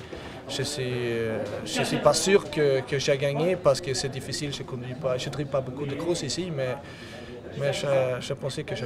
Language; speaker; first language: French; non-native, learner; Swedish